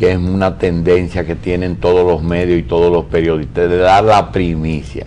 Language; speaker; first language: Spanish; native; Spanish